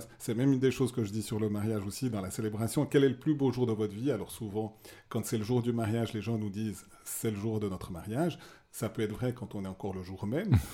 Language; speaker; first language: French; native; French